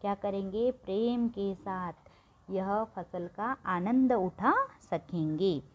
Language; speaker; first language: Hindi; non-native, local second language; Marathi